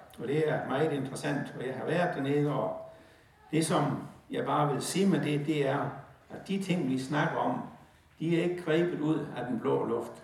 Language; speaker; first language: Danish; native; Danish